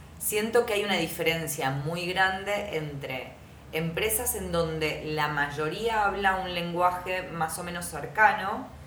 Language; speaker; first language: Spanish; native; Spanish